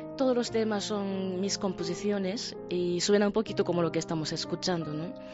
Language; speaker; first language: Spanish; non-native, fluent; Japanese